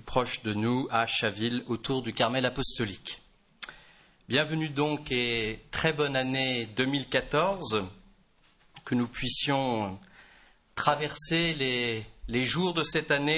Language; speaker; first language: French; native; French